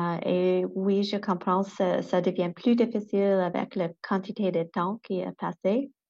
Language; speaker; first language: French; non-native, local second language; English